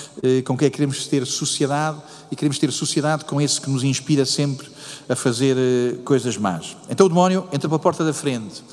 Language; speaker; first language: Portuguese; native; Portuguese